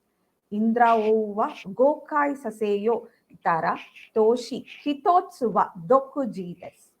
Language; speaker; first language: Japanese; non-native, learner; Tamil